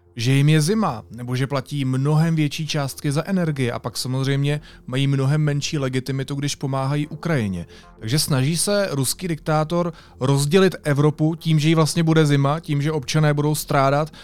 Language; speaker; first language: Czech; native; Czech